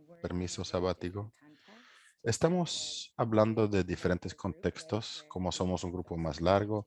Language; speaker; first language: Spanish; non-native, fluent; English